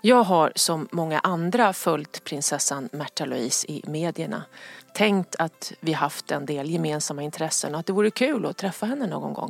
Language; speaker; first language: Swedish; native; Swedish